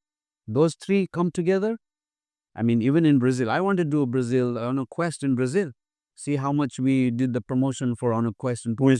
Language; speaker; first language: English; non-native, fluent; Nepali